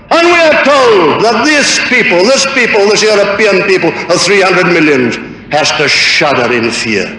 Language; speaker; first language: English; native; English